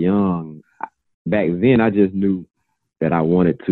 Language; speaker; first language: English; native; English